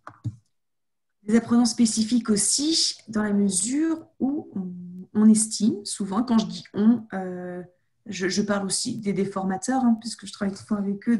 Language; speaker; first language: French; native; French